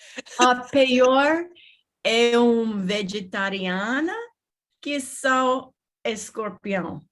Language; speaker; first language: Portuguese; non-native, learner; English